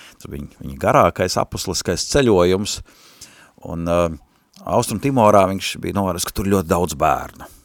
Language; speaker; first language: Latvian; native; Latvian